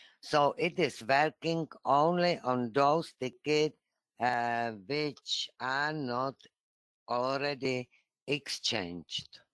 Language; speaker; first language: English; non-native, fluent; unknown